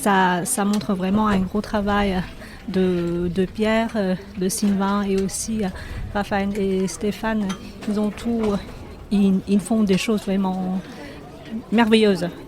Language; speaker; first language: French; non-native, fluent; Vietnamese